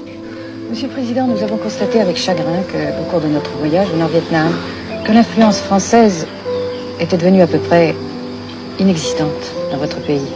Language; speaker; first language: French; native; French